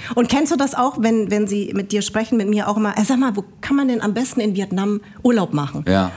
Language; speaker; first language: German; early bilingual, other home language; Vietnamese